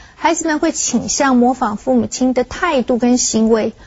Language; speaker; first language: Chinese; native; Chinese